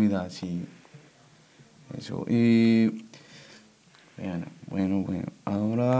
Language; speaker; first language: Spanish; non-native, learner; Berber languages